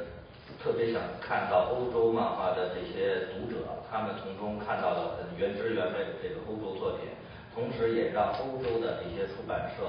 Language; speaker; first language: Chinese; native; Chinese